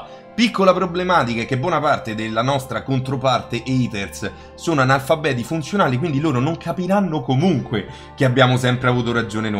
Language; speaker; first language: Italian; native; Italian